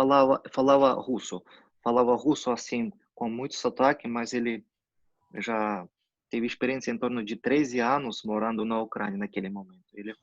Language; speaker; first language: Portuguese; non-native, fluent; Russian